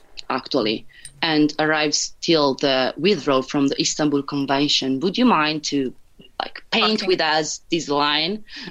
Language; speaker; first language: English; non-native, fluent; Italian